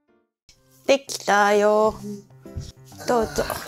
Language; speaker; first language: Japanese; native; Japanese